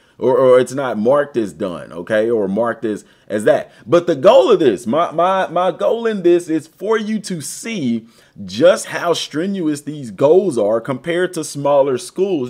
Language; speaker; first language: English; native; English